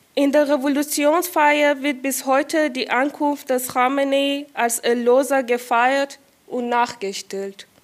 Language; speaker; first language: German; non-native, fluent; Persian